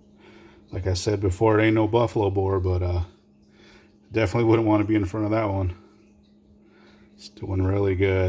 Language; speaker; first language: English; native; English